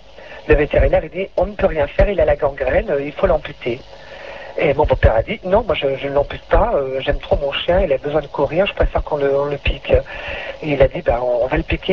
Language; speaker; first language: French; native; French